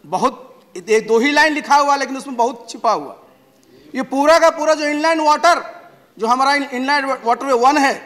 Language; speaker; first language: Hindi; native; Hindi